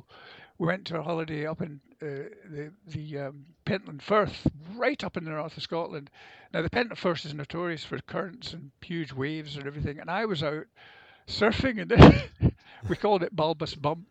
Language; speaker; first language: English; native; English